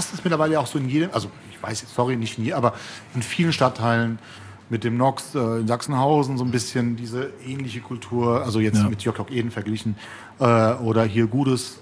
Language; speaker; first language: German; native; German